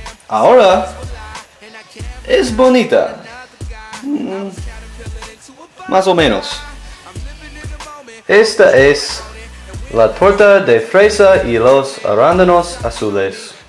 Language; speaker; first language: Spanish; non-native, learner; English